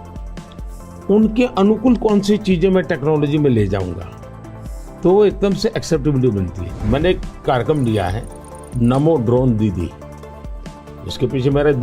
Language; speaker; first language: Hindi; native; Hindi